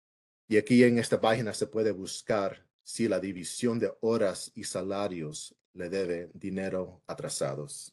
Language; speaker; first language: Spanish; early bilingual, heritage; English